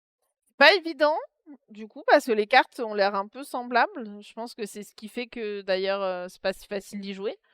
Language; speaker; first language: French; native; French